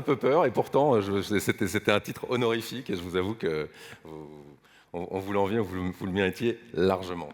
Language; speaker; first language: French; native; French